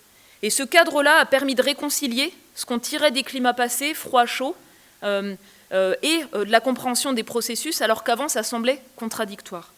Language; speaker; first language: French; native; French